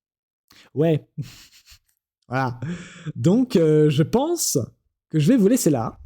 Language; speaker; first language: French; native; French